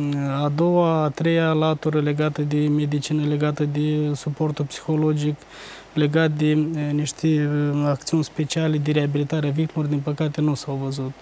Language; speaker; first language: Romanian; native; Romanian